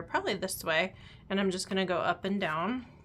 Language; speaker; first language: English; native; English